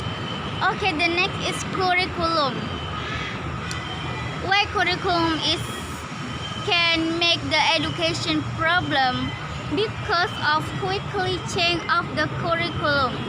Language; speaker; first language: English; non-native, learner; Indonesian